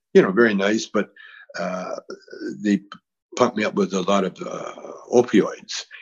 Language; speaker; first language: English; native; English